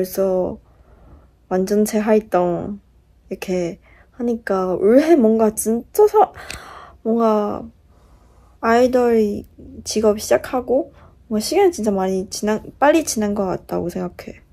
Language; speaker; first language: Korean; non-native, fluent; Chinese